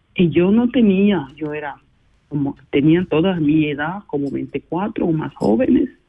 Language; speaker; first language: Spanish; non-native, fluent; Portuguese